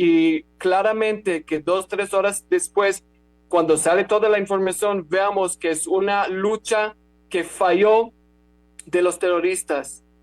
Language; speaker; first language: Spanish; non-native, fluent; Hebrew